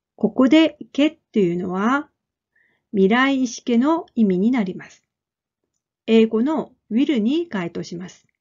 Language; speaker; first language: Japanese; non-native, fluent; Korean